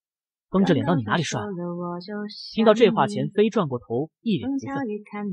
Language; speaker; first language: Chinese; native; Chinese